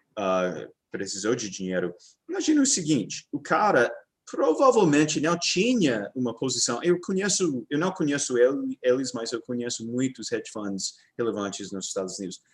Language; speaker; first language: Portuguese; non-native, fluent; English